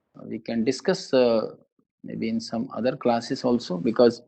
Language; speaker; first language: English; non-native, local second language; Hindi